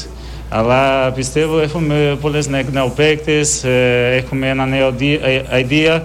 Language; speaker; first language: Greek; non-native, learner; Portuguese